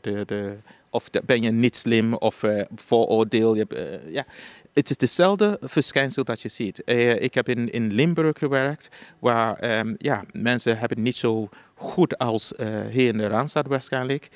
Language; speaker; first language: Dutch; non-native, fluent; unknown